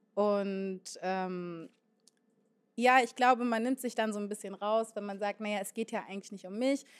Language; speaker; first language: German; native; German